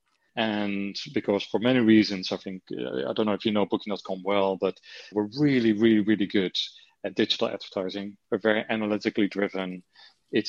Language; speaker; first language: English; non-native, fluent; Dutch